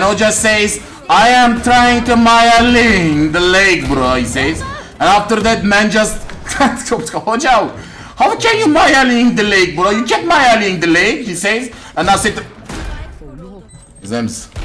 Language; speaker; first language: English; non-native, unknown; Turkish